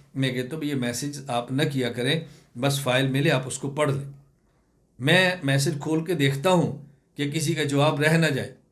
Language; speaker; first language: Urdu; non-native, local second language; Punjabi